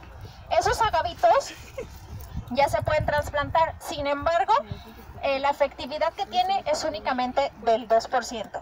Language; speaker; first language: Spanish; native; Spanish